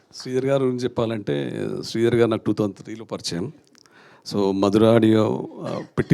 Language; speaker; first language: Telugu; native; Telugu